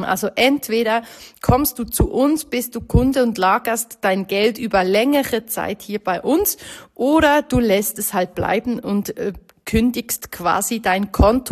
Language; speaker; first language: German; native; German